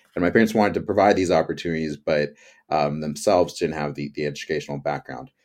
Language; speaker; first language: English; native; English